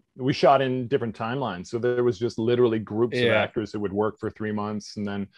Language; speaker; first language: English; native; English